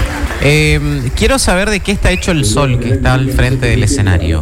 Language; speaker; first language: Spanish; native; Spanish